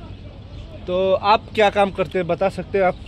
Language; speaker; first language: Hindi; native; Hindi